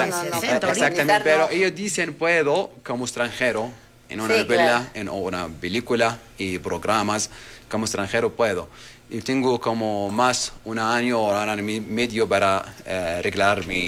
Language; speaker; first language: Spanish; non-native, learner; Arabic